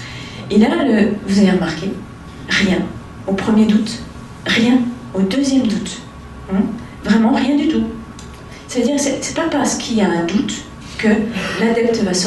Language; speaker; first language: French; native; French